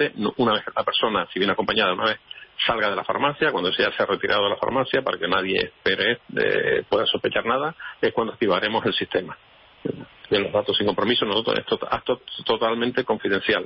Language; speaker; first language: Spanish; native; Spanish